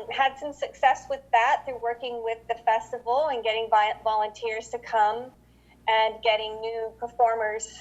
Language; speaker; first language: English; native; English